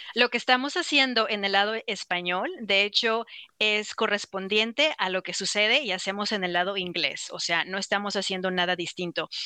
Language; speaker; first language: Spanish; native; Spanish